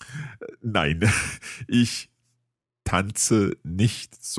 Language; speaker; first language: German; non-native, learner; English